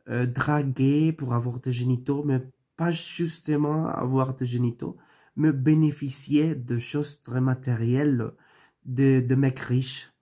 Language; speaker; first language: French; non-native, learner; Spanish